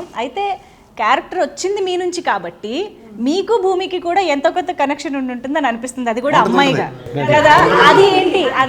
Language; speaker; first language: Telugu; native; Telugu